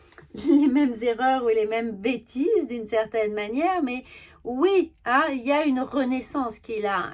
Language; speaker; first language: French; native; French